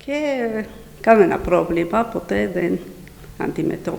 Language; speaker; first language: Greek; early bilingual, heritage; Greek